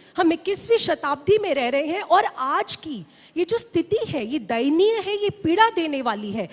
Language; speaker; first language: Hindi; native; Hindi